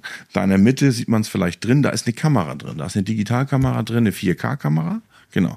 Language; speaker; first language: German; native; German